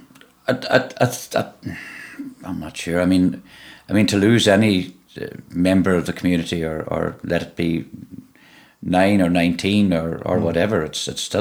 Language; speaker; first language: English; native; English